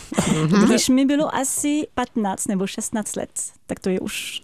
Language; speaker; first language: Czech; non-native, fluent; French